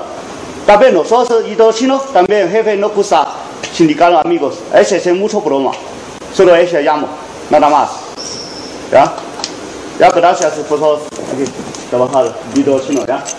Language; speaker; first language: Spanish; non-native, learner; Chinese